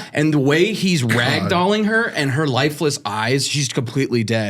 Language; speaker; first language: English; native; English